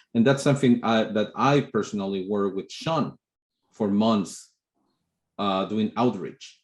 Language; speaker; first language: English; non-native, fluent; Spanish